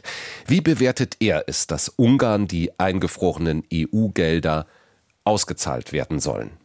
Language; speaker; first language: German; native; German